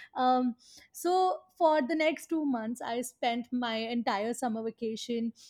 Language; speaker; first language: English; non-native, local second language; Hindi